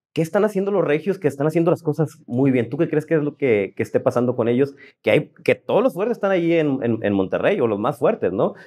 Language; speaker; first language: Spanish; native; Spanish